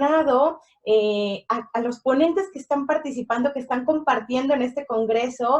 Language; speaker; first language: Spanish; native; Spanish